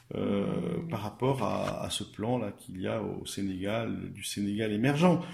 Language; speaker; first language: French; native; French